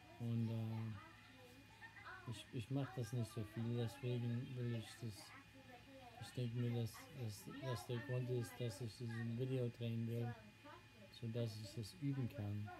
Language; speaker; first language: German; non-native, learner; English